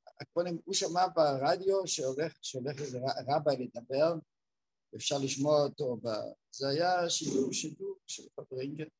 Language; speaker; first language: Hebrew; native; Hebrew